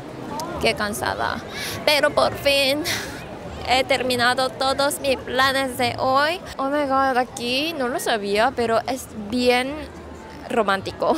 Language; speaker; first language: Spanish; non-native, fluent; Korean